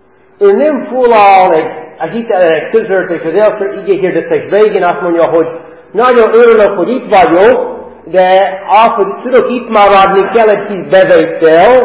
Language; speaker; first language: Hungarian; non-native, fluent; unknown